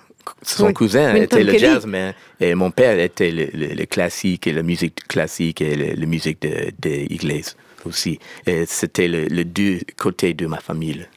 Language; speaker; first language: French; non-native, learner; English